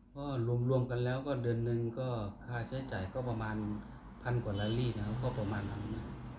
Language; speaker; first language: Thai; native; Thai